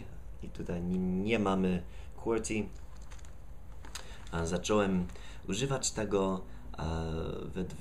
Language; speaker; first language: Polish; non-native, fluent; English